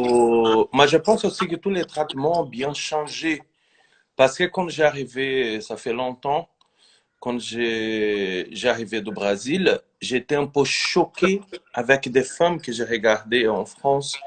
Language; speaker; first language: French; non-native, fluent; Portuguese